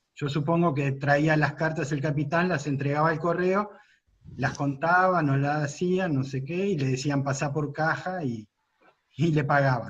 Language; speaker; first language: Spanish; native; Spanish